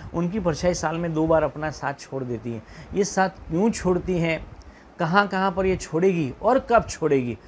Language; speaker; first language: Hindi; non-native, local second language; Gujarati